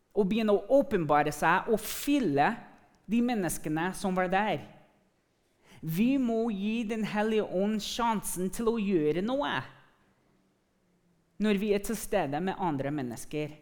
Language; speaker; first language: Norwegian; early bilingual, other home language; English